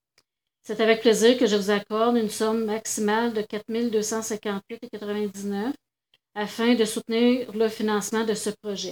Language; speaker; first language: French; native; French